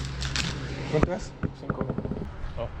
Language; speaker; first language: Spanish; non-native, learner; English